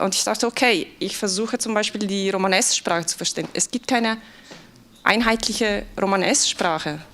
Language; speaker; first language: German; non-native, fluent; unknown